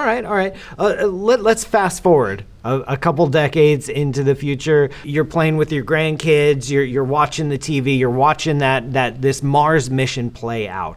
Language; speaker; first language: English; native; English